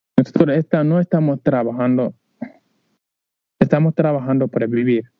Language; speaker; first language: Spanish; non-native, learner; Wolof